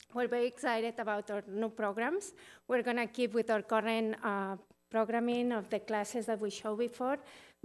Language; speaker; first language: English; non-native, fluent; Spanish